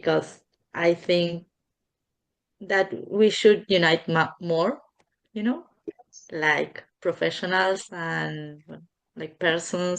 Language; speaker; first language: English; non-native, fluent; Spanish